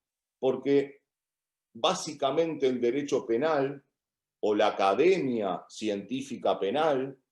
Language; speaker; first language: Spanish; native; Spanish